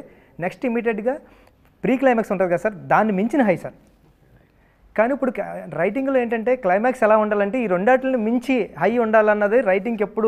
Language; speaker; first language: Telugu; native; Telugu